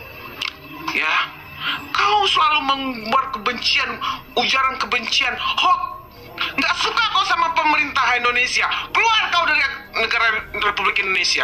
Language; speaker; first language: Indonesian; native; Indonesian